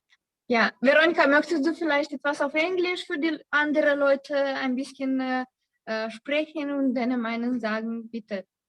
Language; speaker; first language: German; non-native, learner; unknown